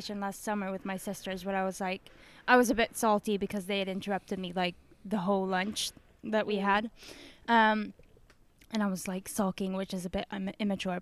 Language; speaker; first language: English; non-native, fluent; Swedish